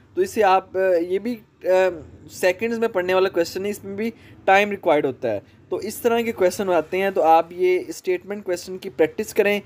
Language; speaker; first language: Urdu; non-native, local second language; Punjabi